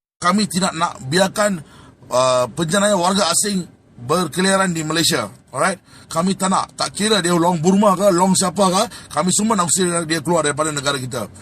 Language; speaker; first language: Malay; non-native, local second language; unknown